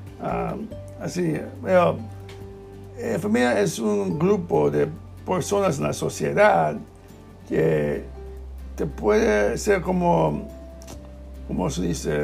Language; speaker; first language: Spanish; non-native, learner; English